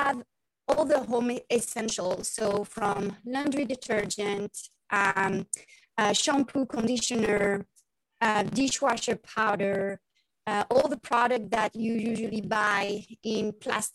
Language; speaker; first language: English; non-native, fluent; French